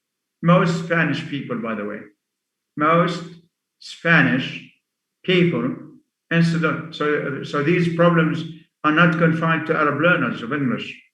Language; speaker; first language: English; non-native, fluent; Arabic